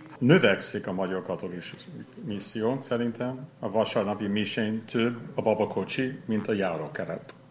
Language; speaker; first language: Hungarian; non-native, fluent; English